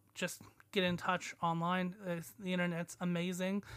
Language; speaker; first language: English; native; English